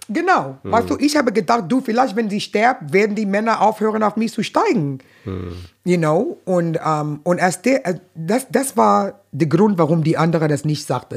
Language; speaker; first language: German; non-native, fluent; English